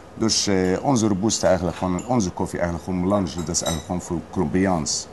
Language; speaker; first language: Dutch; non-native, fluent; Arabic